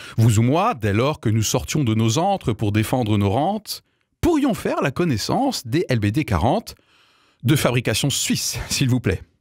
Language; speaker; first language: French; native; French